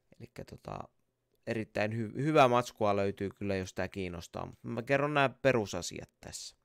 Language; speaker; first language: Finnish; native; Finnish